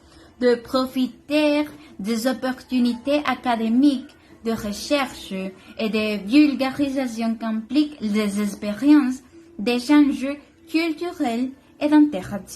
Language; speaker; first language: French; non-native, learner; Spanish